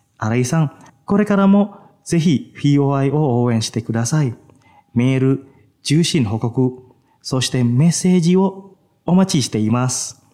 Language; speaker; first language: Japanese; non-native, fluent; Indonesian